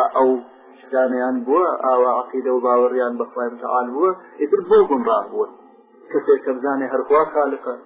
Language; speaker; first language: Central Kurdish; non-native, local second language; Gurani